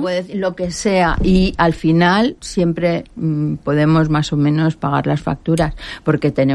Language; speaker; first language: Spanish; native; Spanish